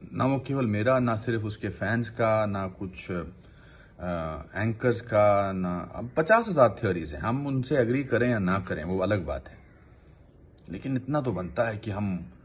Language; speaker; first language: Hindi; native; Hindi